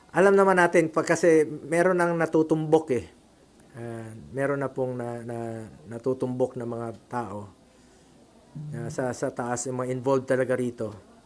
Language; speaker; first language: Filipino; non-native, local second language; Cebuano